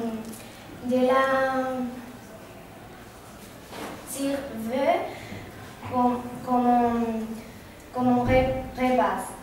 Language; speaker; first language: French; non-native, learner; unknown